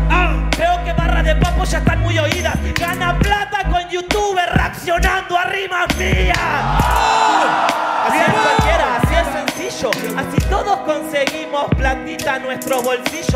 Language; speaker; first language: Spanish; native; Spanish